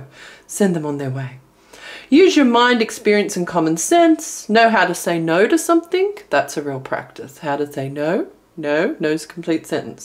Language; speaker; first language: English; native; English